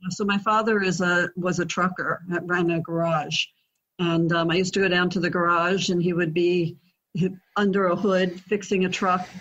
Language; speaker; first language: English; native; English